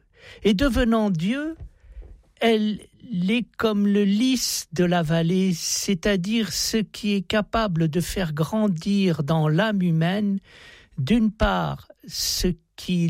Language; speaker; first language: French; native; French